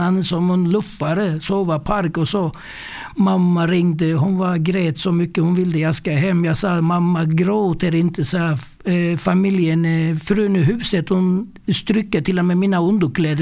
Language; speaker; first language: Swedish; non-native, fluent; Turkish